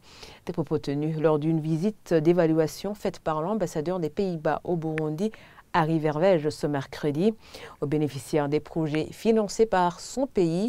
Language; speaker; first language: French; non-native, local second language; Rundi